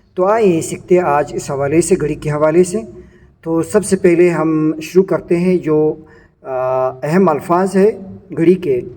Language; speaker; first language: Urdu; native; Urdu